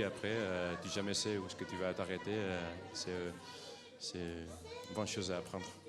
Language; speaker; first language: French; non-native, fluent; Catalan